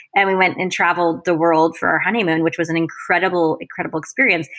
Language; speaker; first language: English; native; English